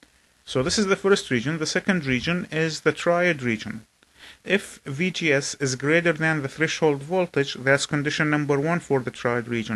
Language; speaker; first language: English; non-native, fluent; Arabic